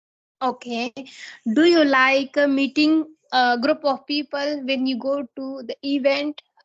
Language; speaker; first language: English; non-native, learner; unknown